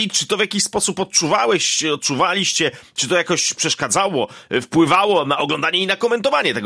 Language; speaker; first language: Polish; native; Polish